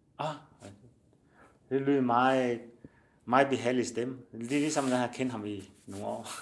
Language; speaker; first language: Danish; non-native, learner; Chinese